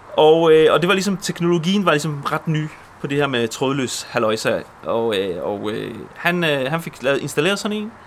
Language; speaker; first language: Danish; early bilingual, other home language; Polish